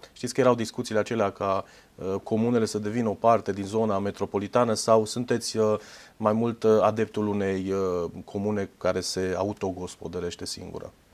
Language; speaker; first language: Romanian; native; Romanian